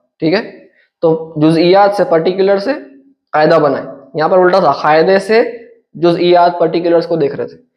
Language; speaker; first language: Urdu; native; Urdu